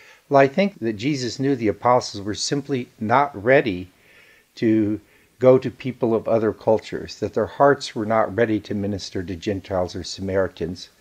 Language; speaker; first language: English; native; English